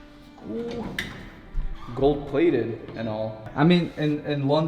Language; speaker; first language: English; early bilingual, heritage; English